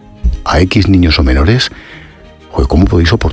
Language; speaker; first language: Spanish; native; Spanish